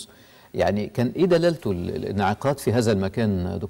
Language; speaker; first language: Arabic; native; Arabic